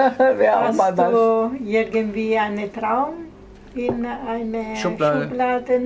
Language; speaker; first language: German; non-native, learner; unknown